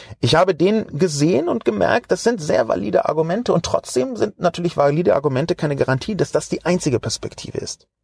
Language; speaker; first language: German; native; German